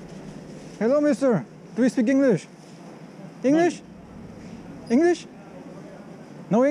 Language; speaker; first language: English; non-native, fluent; German